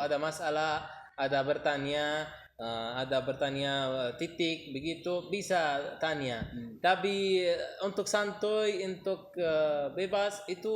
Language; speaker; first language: Indonesian; non-native, learner; Arabic